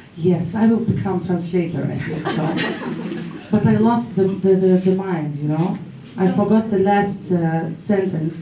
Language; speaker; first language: English; non-native, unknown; Lithuanian